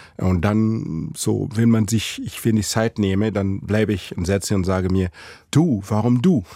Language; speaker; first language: German; non-native, fluent; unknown